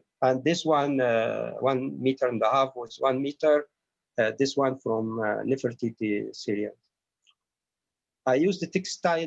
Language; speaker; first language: English; non-native, learner; Arabic